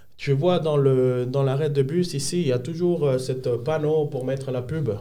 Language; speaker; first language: French; non-native, fluent; Spanish